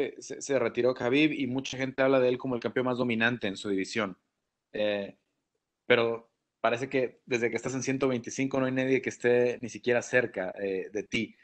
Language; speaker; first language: Spanish; native; Spanish